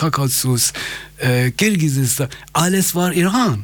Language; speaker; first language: German; non-native, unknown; Persian